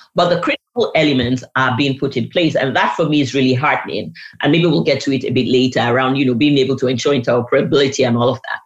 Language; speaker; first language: English; non-native, local second language; Yoruba